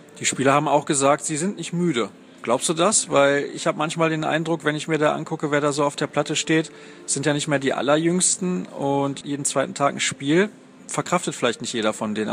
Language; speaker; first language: German; native; German